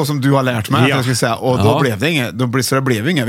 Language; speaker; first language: Swedish; native; Swedish